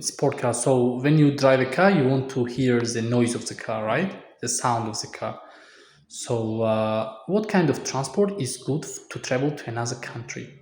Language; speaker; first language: English; non-native, fluent; Tajik